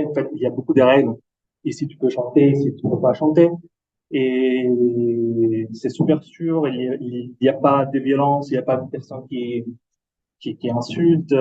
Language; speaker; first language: French; non-native, fluent; Italian